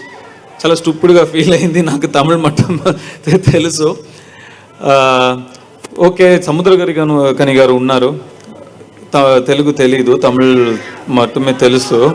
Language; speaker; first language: Telugu; non-native, learner; Tamil